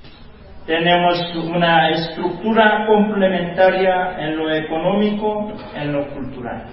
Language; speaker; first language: Spanish; non-native, fluent; Korean